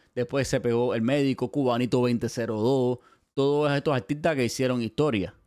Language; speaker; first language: Spanish; native; Spanish